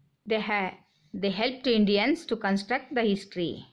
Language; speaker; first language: English; non-native, local second language; Kannada